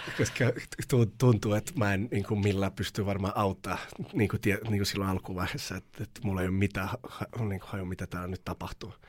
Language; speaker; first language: Finnish; non-native, fluent; Serbian